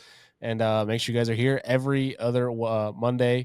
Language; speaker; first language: English; native; English